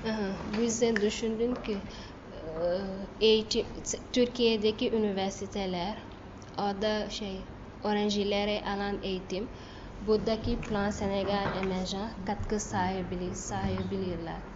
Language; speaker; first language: Turkish; non-native, learner; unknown